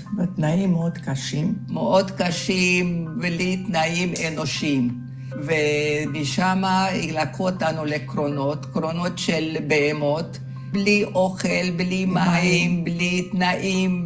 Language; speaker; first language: Hebrew; non-native, fluent; Hungarian